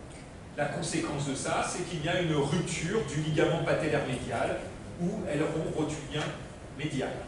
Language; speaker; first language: French; native; French